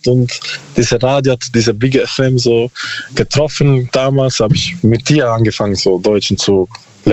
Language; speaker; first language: German; non-native, learner; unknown